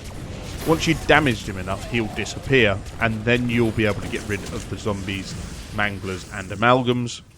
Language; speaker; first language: English; native; English